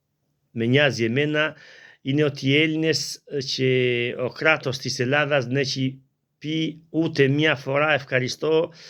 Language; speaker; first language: Greek; non-native, learner; Albanian